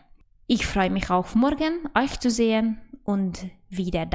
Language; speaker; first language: German; non-native, fluent; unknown